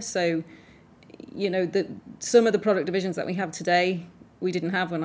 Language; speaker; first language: English; native; English